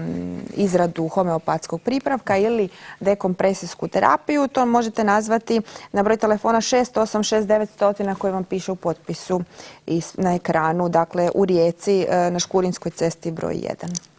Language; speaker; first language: Croatian; native; Croatian